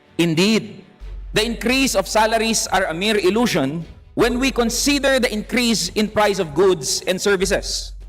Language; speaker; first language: English; non-native, local second language; Filipino